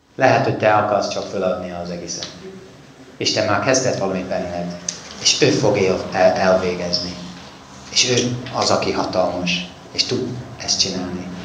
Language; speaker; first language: Hungarian; non-native, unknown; English